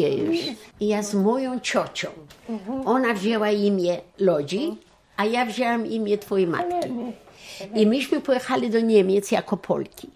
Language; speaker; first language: Polish; non-native, local second language; Yiddish